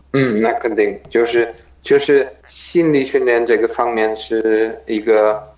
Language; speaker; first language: Chinese; non-native, fluent; German